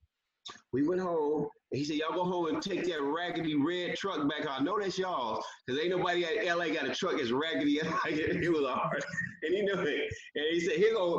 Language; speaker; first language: English; native; English